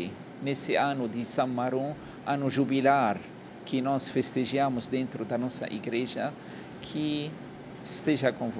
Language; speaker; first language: Portuguese; non-native, fluent; Arabic